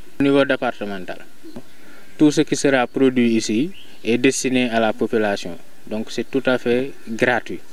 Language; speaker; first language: French; non-native, local second language; Serer